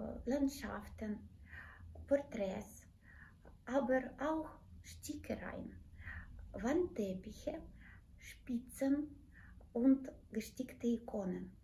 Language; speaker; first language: German; non-native, fluent; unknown